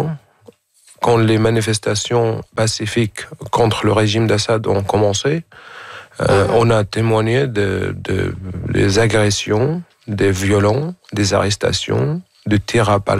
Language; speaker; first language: French; non-native, fluent; Arabic